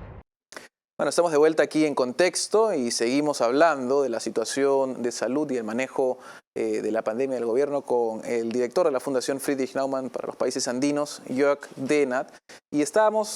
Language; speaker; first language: Spanish; native; Spanish